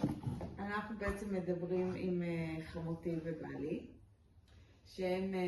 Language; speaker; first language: Hebrew; native; Hebrew